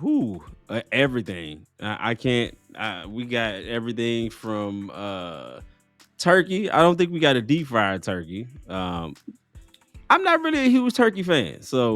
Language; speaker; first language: English; native; English